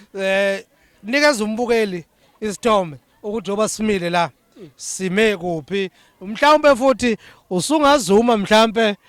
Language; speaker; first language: Zulu; native; Zulu